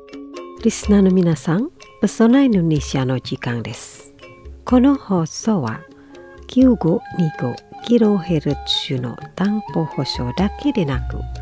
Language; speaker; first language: Japanese; non-native, fluent; Indonesian